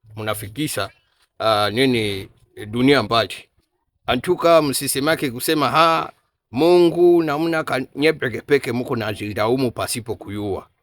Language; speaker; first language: Swahili; native; Swahili